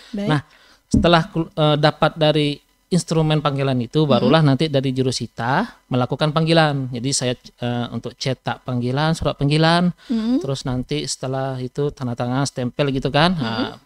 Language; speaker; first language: Indonesian; native; Indonesian